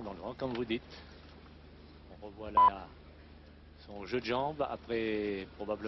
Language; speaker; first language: French; native; French